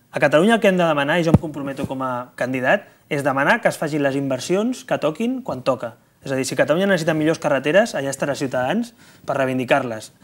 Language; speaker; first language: Catalan; non-native, local second language; Spanish